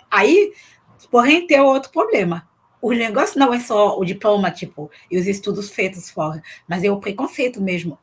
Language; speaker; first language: Portuguese; non-native, fluent; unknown